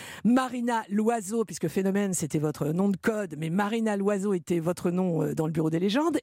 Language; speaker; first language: French; native; French